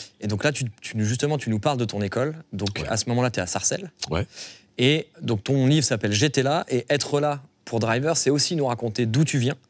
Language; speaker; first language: French; native; French